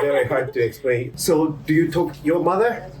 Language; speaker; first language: English; non-native, learner; Japanese